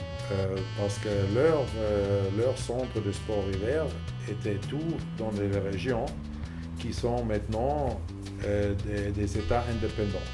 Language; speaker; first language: French; non-native, fluent; German